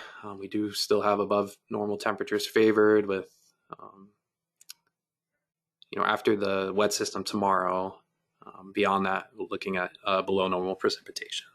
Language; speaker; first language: English; native; English